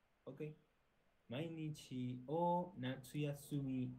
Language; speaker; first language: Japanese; non-native, learner; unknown